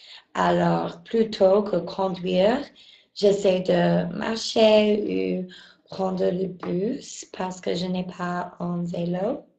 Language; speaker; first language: French; non-native, learner; English